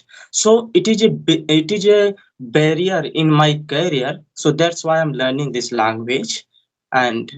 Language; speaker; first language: English; non-native, learner; Hindi